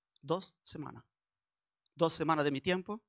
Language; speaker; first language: Spanish; non-native, learner; Italian